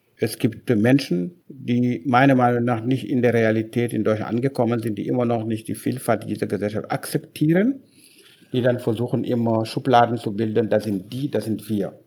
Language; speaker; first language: German; non-native, fluent; Wolof